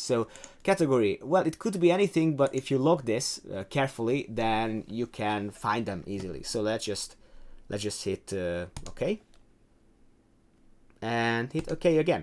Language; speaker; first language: English; non-native, fluent; Hungarian